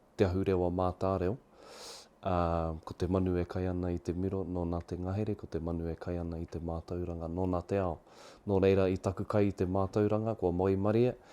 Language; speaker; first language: Māori; native; Māori